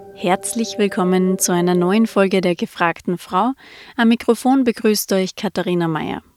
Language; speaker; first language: German; native; German